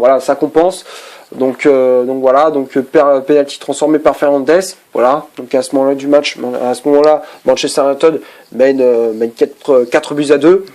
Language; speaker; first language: French; native; French